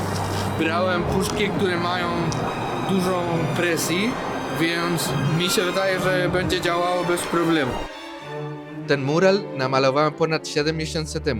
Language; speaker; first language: Polish; non-native, learner; Spanish